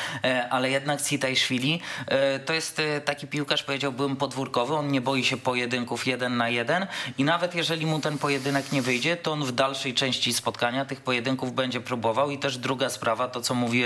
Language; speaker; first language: Polish; native; Polish